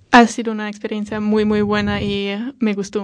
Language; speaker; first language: Spanish; non-native, fluent; German